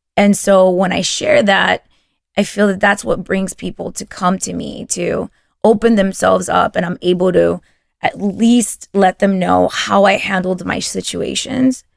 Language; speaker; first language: English; early bilingual, other home language; Spanish